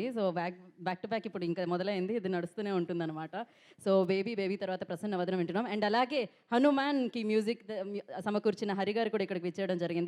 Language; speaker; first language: Telugu; native; Telugu